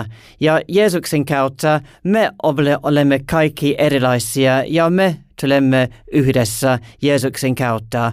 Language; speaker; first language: Finnish; non-native, learner; English